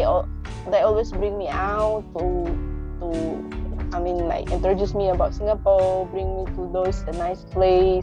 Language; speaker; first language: English; non-native, local second language; Indonesian